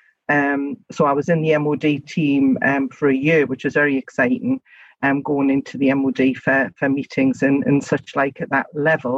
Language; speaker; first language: English; native; English